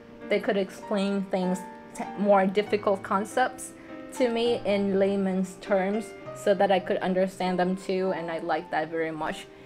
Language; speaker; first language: English; non-native, fluent; Vietnamese